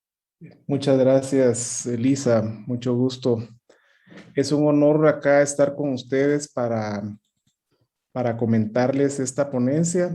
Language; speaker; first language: Spanish; native; Spanish